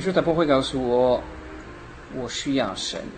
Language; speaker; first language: Chinese; non-native, learner; French